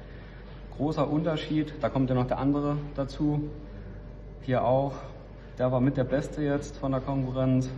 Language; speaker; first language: German; native; German